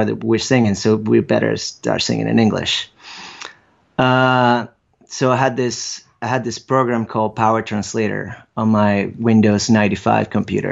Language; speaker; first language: English; non-native, fluent; Spanish